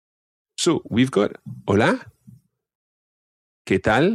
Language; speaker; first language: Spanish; non-native, fluent; English